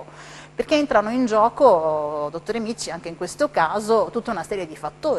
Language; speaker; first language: Italian; native; Italian